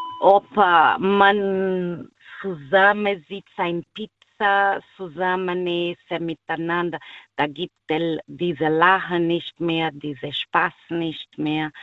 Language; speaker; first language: German; non-native, learner; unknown